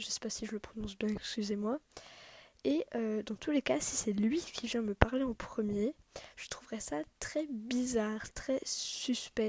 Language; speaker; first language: French; native; French